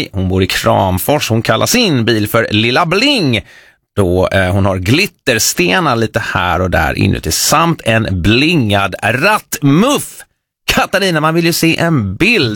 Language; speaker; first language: Swedish; native; Swedish